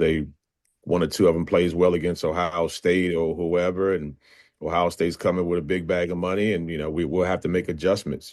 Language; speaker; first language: English; native; English